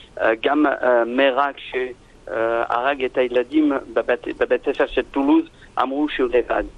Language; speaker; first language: Hebrew; non-native, fluent; French